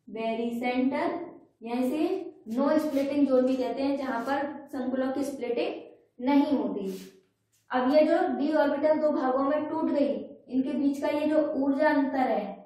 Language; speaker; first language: Hindi; native; Hindi